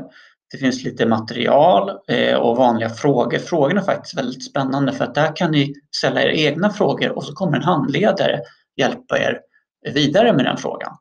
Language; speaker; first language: Swedish; native; Swedish